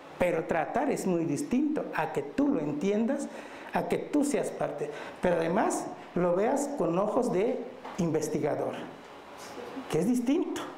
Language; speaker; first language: Spanish; non-native, local second language; Mixtepec Mixtec